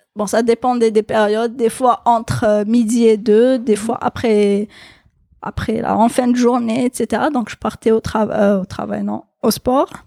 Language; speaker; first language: French; non-native, local second language; Kabyle